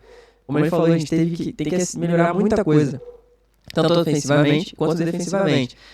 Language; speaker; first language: Portuguese; native; Portuguese